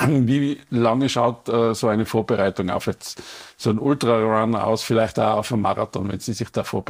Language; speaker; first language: German; native; German